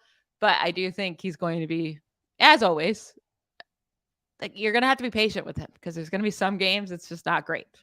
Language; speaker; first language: English; native; English